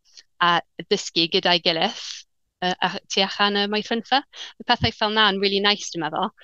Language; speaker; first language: Welsh; non-native, learner; English